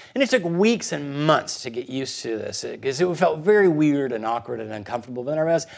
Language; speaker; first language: English; early bilingual, other home language; Spanish